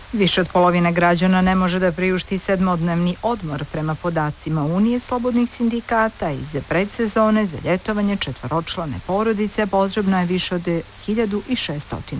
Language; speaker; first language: Croatian; native; Croatian